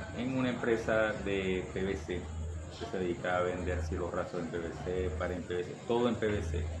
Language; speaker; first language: Spanish; native; Spanish